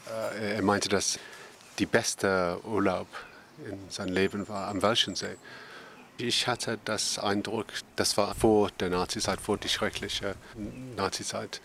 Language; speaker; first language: German; non-native, fluent; English